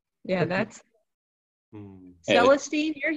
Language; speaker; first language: English; native; English